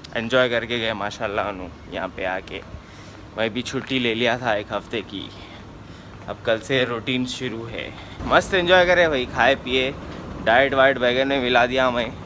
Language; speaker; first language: Hindi; native; Hindi